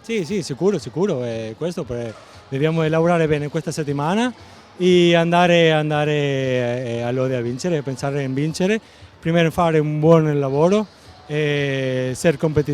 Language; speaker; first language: Italian; non-native, fluent; Spanish